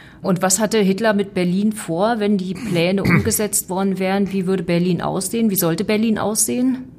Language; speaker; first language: German; native; German